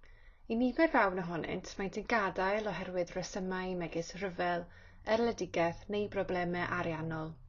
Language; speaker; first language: Welsh; native; Welsh